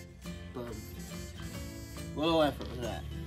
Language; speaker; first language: English; native; English